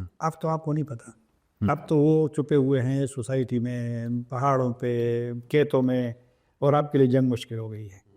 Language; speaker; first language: Urdu; non-native, local second language; Pashto